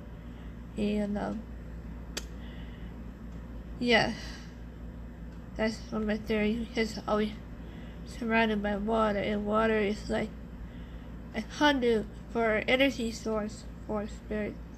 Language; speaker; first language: English; native; English